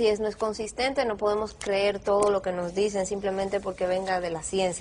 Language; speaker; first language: Spanish; native; Spanish